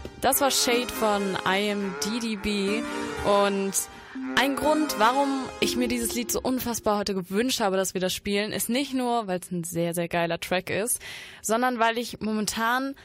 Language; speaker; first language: German; native; German